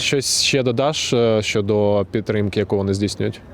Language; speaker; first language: Ukrainian; native; Ukrainian